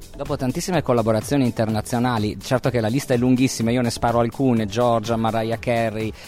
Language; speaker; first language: Italian; native; Italian